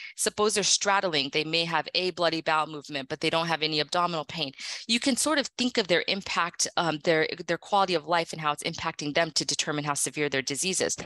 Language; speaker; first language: English; native; English